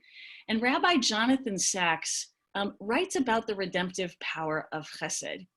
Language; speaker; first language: English; native; English